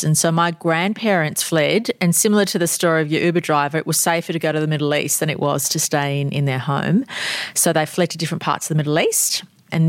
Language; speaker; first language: English; non-native, local second language; Armenian